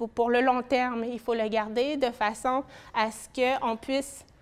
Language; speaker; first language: French; native; French